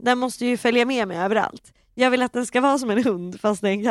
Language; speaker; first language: Swedish; native; Swedish